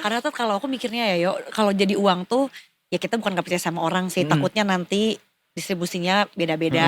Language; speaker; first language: Indonesian; native; Indonesian